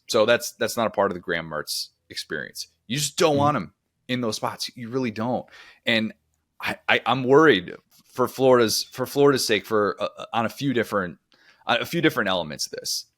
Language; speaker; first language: English; native; English